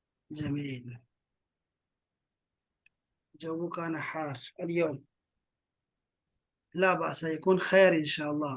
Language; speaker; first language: Arabic; non-native, fluent; Urdu